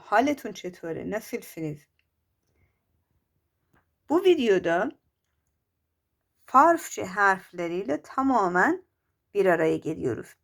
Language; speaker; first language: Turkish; non-native, fluent; Persian